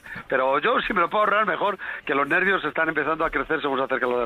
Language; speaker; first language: Spanish; native; Spanish